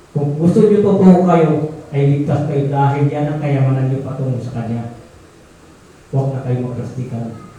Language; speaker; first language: Filipino; non-native, local second language; Cebuano